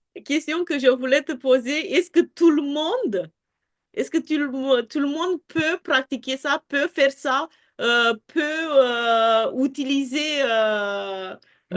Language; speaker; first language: French; non-native, fluent; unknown